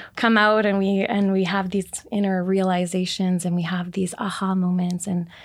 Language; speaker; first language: English; native; English